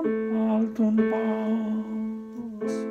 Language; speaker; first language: German; non-native, fluent; Japanese